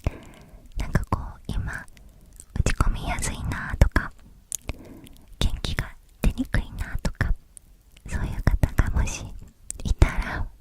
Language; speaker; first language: Japanese; native; Japanese